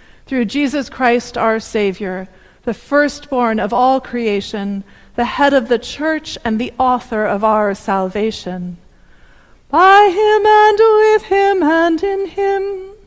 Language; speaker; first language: English; native; English